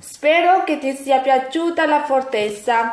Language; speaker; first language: Italian; non-native, learner; Urdu